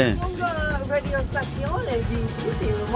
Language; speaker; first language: Italian; non-native, learner; English